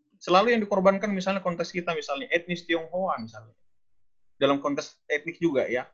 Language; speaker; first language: Indonesian; non-native, local second language; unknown